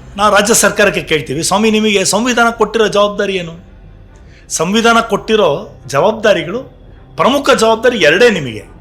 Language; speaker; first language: Kannada; native; Kannada